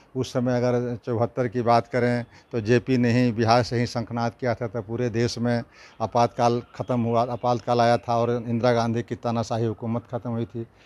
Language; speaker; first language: Hindi; native; Hindi